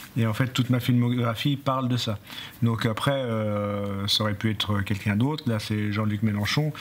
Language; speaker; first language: French; native; French